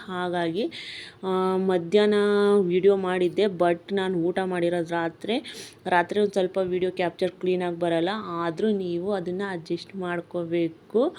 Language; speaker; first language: Kannada; non-native, local second language; Lambadi